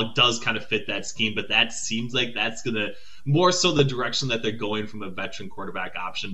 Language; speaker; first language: English; native; English